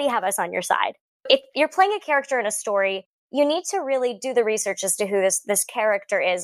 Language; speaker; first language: English; native; English